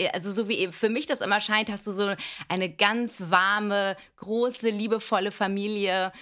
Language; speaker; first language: German; early bilingual, other home language; Greek